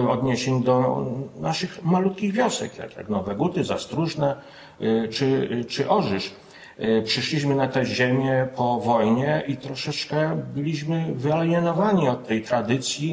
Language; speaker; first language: Polish; native; Polish